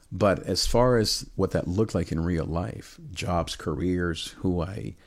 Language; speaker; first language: English; early bilingual, other home language; Spanish